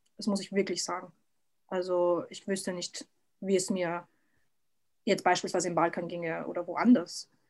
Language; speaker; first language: German; early bilingual, other home language; Serbian